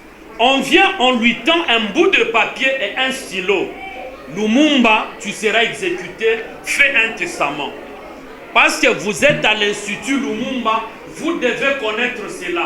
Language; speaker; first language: French; non-native, local second language; Lingala